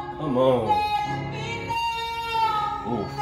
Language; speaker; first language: English; native; English